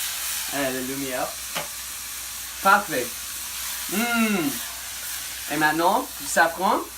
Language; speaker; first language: French; non-native, learner; English